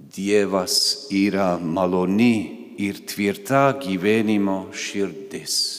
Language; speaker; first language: Lithuanian; non-native, fluent; Croatian